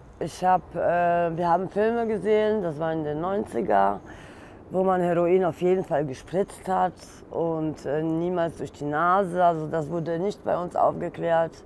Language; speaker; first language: German; early bilingual, other home language; Polish